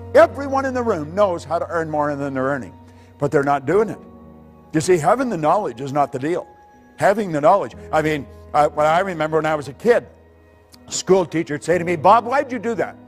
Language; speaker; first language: English; native; English